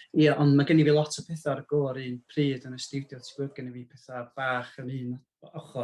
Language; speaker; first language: Welsh; native; Welsh